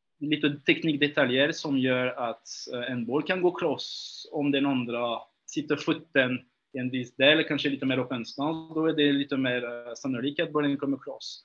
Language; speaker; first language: Swedish; non-native, fluent; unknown